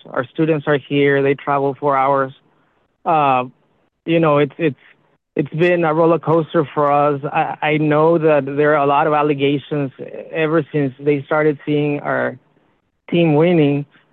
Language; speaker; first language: English; early bilingual, other home language; Spanish